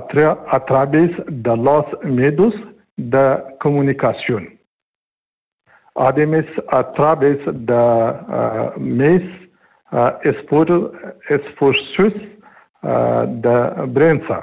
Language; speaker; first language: Spanish; non-native, learner; Pashto